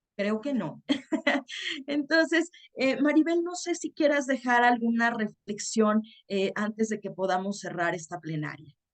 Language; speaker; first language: Spanish; native; Spanish